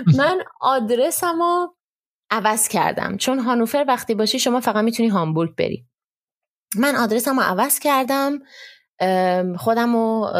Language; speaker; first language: Persian; early bilingual, heritage; Persian